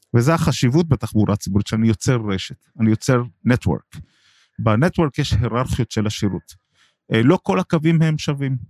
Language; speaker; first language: Hebrew; non-native, local second language; Arabic